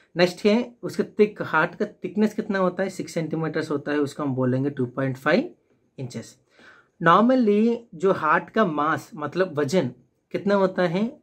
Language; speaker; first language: Hindi; non-native, local second language; Telugu